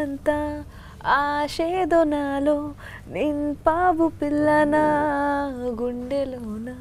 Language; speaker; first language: Telugu; non-native, learner; Bangla